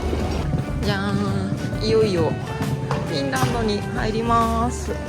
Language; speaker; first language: Japanese; native; Japanese